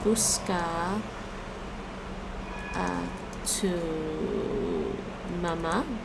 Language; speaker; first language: Spanish; non-native, learner; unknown